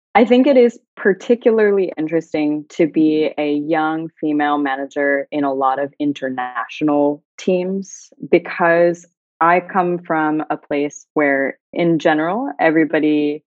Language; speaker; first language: English; native; English